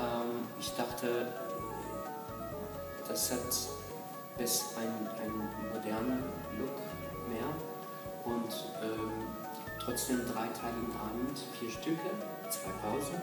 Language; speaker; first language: German; non-native, fluent; French